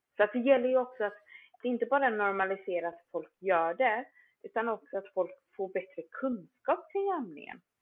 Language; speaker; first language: Swedish; native; Swedish